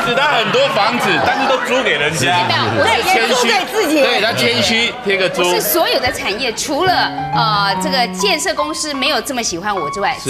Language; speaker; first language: Chinese; native; Chinese